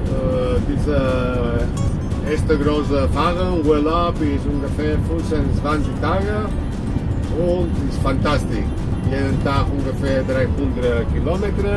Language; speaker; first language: German; non-native, learner; Spanish